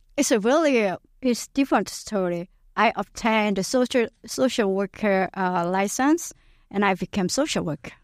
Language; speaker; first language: English; non-native, learner; Korean